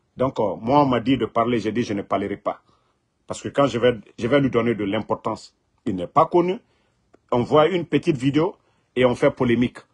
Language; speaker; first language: French; non-native, local second language; Mandingo